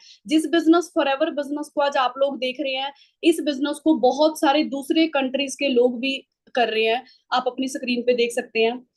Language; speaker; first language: Hindi; non-native, local second language; Punjabi